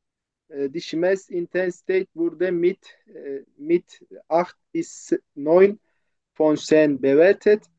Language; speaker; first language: German; non-native, fluent; Turkish